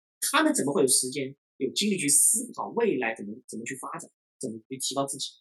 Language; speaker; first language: Chinese; non-native, local second language; Cantonese